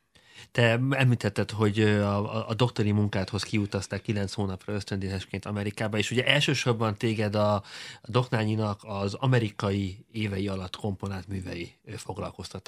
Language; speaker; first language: Hungarian; native; Hungarian